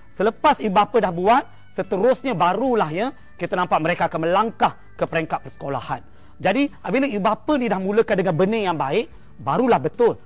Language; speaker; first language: Malay; non-native, local second language; Tamil